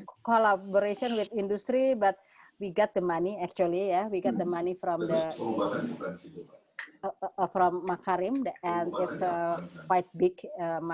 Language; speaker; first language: English; non-native, fluent; Indonesian